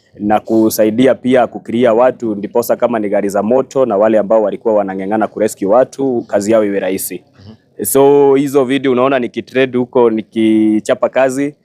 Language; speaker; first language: Swahili; non-native, local second language; Kikuyu